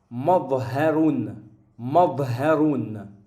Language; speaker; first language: Arabic; non-native, fluent; French